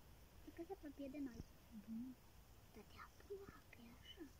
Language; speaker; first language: Romanian; early bilingual, heritage; Romanian